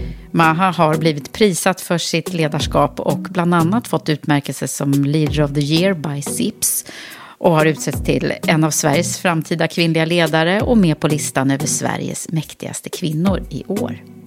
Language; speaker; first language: Swedish; native; Swedish